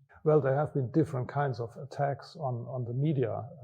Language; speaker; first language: English; non-native, fluent; German